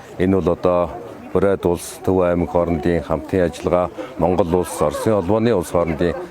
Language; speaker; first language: Mongolian; native; Mongolian